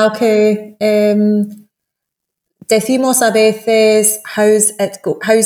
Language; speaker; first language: English; native; English